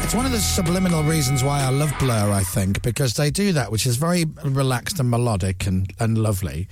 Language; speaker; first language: English; native; English